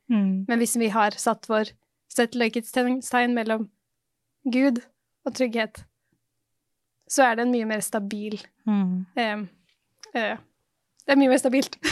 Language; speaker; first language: Norwegian; native; Norwegian